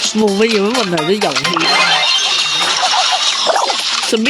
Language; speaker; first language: Chinese; early bilingual, heritage; Cantonese